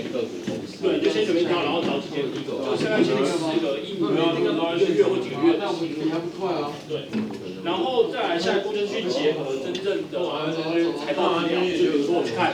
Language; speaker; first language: Chinese; native; Chinese